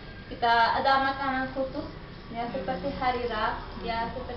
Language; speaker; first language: Indonesian; non-native, learner; Arabic